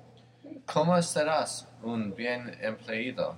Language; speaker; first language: Spanish; non-native, learner; English